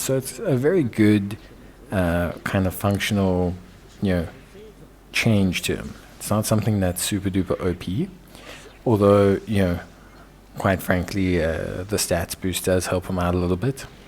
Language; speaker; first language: English; native; English